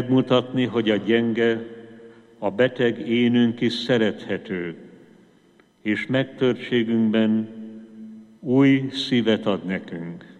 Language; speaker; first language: Hungarian; native; Hungarian